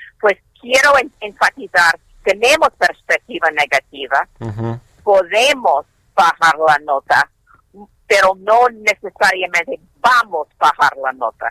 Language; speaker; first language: Spanish; non-native, fluent; English